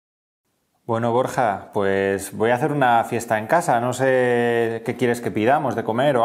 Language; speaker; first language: Spanish; native; Spanish